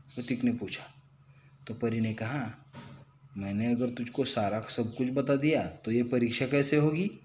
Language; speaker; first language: Hindi; non-native, local second language; Marathi